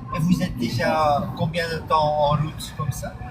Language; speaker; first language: French; non-native, fluent; Dutch